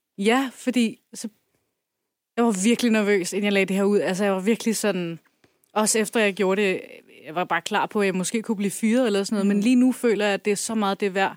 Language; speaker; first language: Danish; early bilingual, other home language; Kurdish